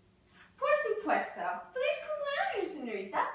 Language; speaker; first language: Spanish; non-native, learner; English